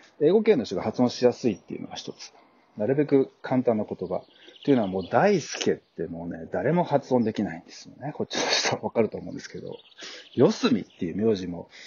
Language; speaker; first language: Japanese; native; Japanese